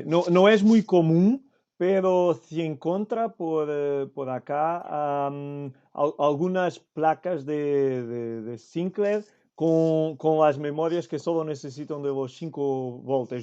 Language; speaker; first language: Spanish; non-native, fluent; Portuguese